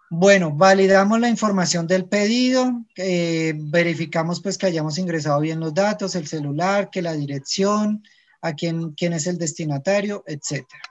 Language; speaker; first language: Spanish; native; Spanish